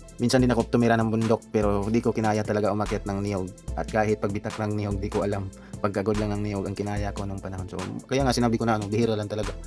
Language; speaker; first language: Filipino; non-native, local second language; Cebuano